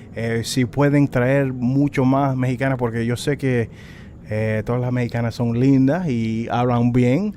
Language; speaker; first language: Spanish; early bilingual, heritage; Spanish